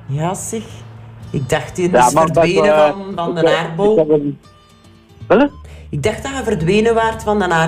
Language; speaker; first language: Dutch; native; Dutch